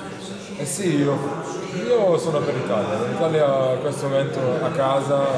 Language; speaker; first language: Italian; non-native, learner; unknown